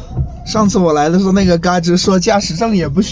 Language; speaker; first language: Chinese; non-native, fluent; English